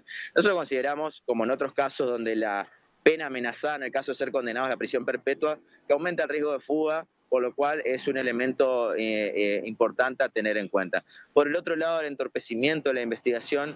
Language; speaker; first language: Spanish; native; Spanish